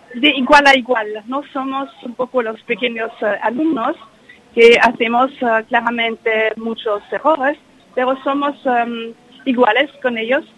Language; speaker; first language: Spanish; non-native, learner; English